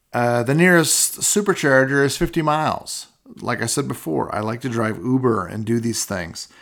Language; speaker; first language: English; native; English